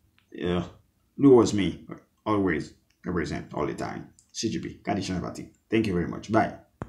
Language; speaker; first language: English; non-native, learner; Haitian Creole